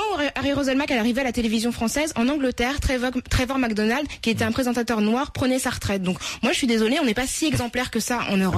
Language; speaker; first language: French; native; French